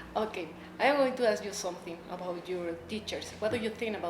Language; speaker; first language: English; non-native, learner; Spanish